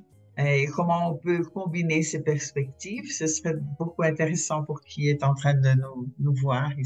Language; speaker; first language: French; non-native, fluent; Portuguese